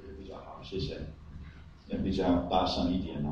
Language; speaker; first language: Chinese; non-native, fluent; English